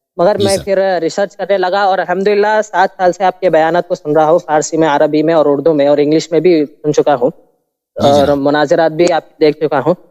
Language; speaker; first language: Urdu; native; Urdu